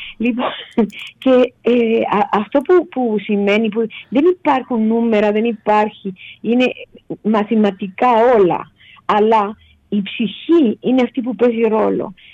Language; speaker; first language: Greek; non-native, fluent; Spanish